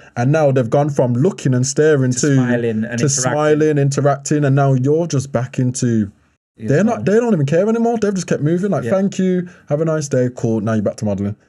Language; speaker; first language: English; native; English